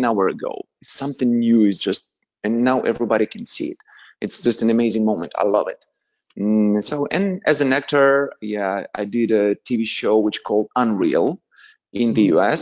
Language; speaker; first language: English; non-native, fluent; Russian